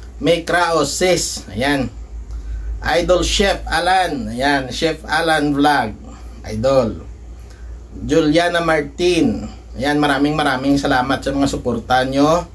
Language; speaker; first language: Filipino; non-native, local second language; Hiligaynon